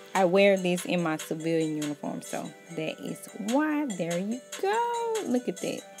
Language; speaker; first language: English; native; English